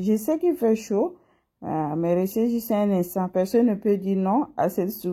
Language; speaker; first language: French; non-native, local second language; Mossi